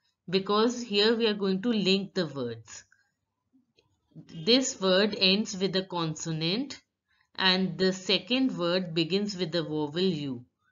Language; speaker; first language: English; non-native, local second language; Hindi